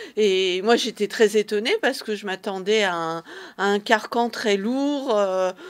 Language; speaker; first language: French; early bilingual, other home language; Persian